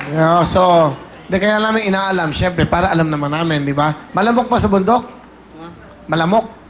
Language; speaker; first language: Filipino; native; Filipino